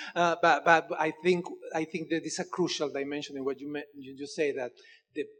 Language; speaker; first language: English; non-native, fluent; Spanish